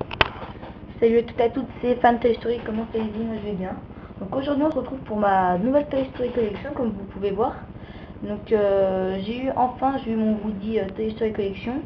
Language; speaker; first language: French; native; French